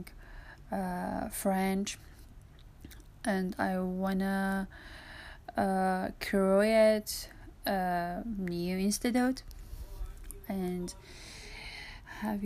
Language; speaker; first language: English; non-native, learner; Persian